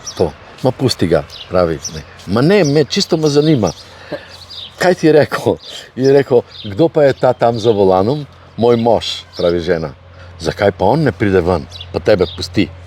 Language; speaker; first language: Slovenian; non-native, fluent; Albanian